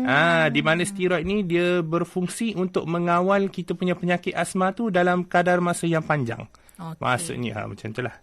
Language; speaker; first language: Malay; native; Malay